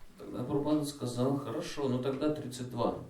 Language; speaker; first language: Russian; native; Russian